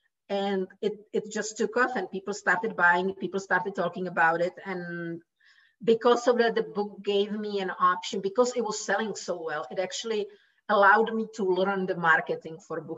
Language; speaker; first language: English; non-native, fluent; Czech